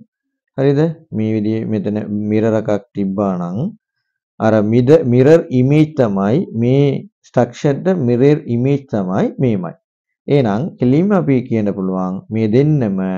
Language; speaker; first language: Sinhala; non-native, local second language; Tamil